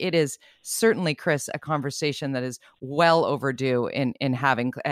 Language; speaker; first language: English; native; English